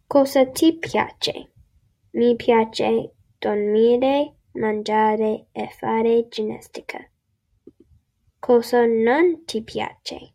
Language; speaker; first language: Italian; non-native, learner; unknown